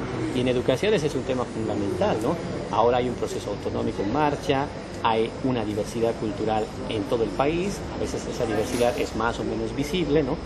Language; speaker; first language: Spanish; native; Spanish